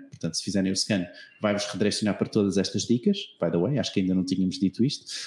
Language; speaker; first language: Portuguese; native; Portuguese